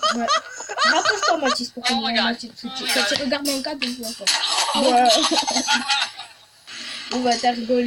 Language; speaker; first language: French; native; French